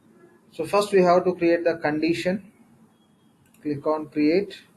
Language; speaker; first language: English; non-native, local second language; Telugu